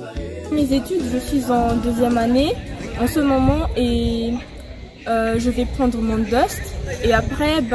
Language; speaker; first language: French; non-native, local second language; Malagasy